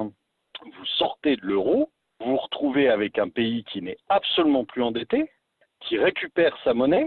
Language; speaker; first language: French; native; French